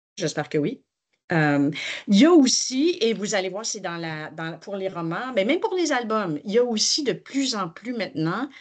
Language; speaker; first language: French; native; French